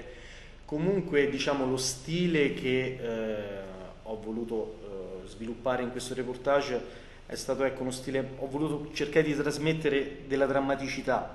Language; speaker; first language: Italian; native; Italian